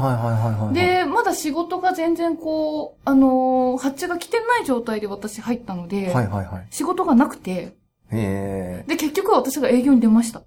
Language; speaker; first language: Japanese; native; Japanese